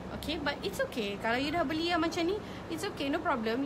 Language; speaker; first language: English; non-native, local second language; Malay